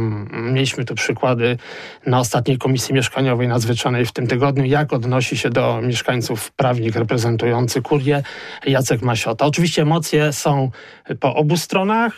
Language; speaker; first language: Polish; native; Polish